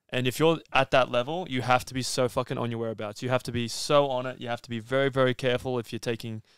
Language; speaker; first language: English; native; English